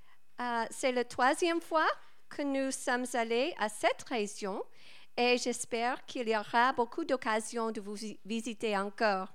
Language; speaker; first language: French; non-native, learner; English